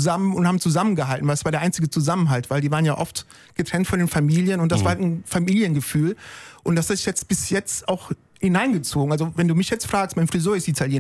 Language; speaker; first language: German; native; German